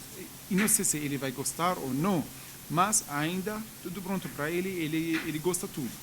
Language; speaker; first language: Portuguese; non-native, learner; Arabic